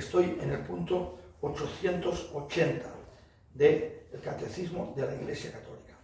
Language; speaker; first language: Spanish; native; Spanish